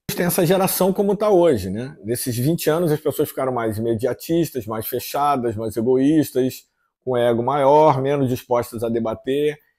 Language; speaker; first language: Portuguese; native; Portuguese